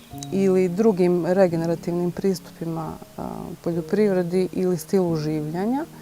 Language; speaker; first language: Bosnian; native; Bosnian